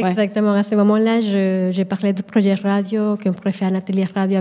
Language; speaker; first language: French; non-native, fluent; Spanish